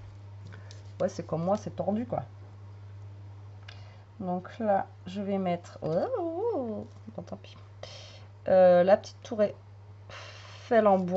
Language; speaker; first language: French; native; French